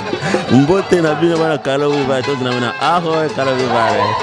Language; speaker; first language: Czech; non-native, learner; Lingala